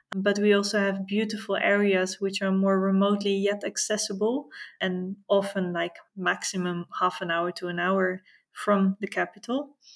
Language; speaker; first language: English; non-native, fluent; Dutch